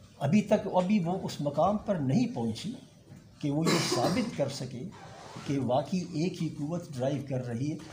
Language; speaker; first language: Urdu; non-native, local second language; Pashto